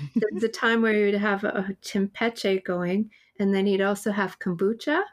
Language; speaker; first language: English; native; English